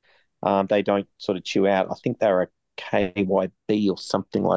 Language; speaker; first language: English; native; English